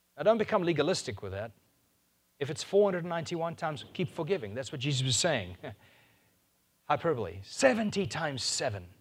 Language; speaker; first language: English; non-native, local second language; Afrikaans